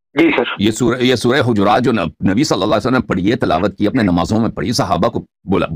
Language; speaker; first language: Urdu; non-native, local second language; Persian